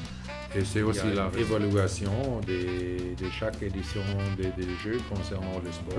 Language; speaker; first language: French; non-native, fluent; German